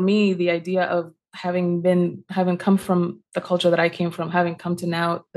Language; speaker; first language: English; early bilingual, other home language; Spanish